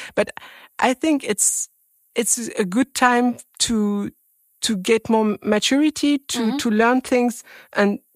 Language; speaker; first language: English; non-native, fluent; French